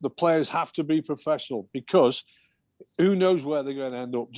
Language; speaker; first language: English; native; English